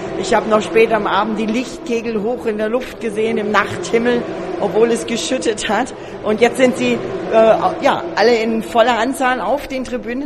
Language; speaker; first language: German; native; German